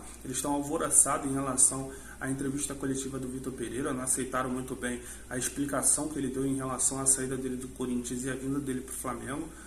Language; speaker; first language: Portuguese; native; Portuguese